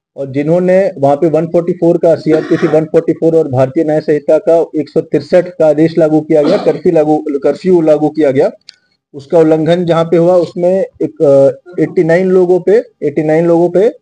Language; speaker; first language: Hindi; non-native, local second language; Marathi